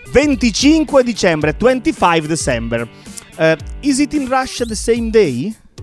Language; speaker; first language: English; non-native, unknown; Italian